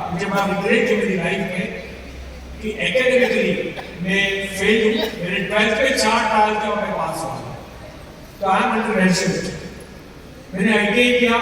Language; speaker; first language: Hindi; non-native, local second language; Gujarati